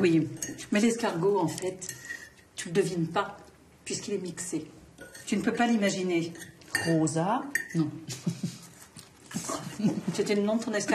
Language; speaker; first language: French; native; French